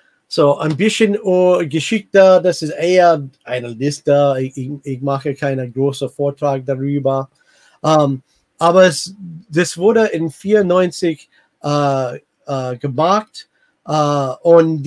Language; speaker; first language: German; non-native, fluent; English